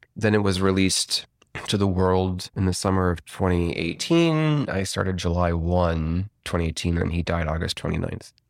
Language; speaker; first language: English; native; English